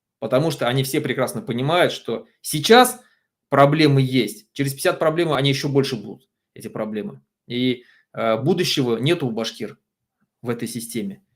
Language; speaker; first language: Russian; native; Russian